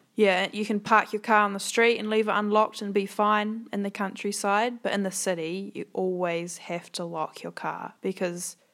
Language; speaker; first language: English; native; English